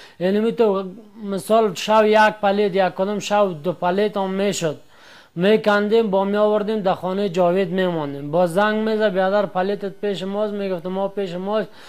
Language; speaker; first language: Persian; native; Persian